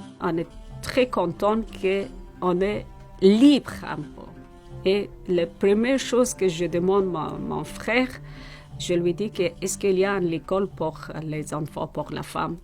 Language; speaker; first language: French; non-native, learner; Persian